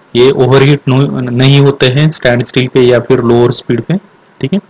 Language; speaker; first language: Hindi; non-native, local second language; Marathi